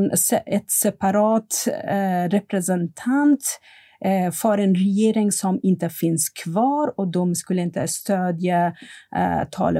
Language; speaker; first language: Swedish; non-native, fluent; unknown